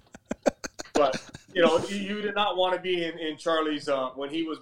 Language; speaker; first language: English; native; English